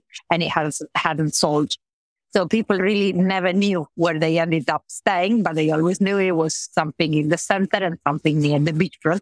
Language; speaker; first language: English; non-native, fluent; Italian